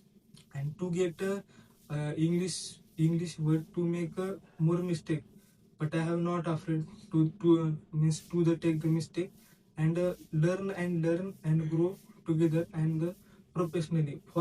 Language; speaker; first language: English; non-native, learner; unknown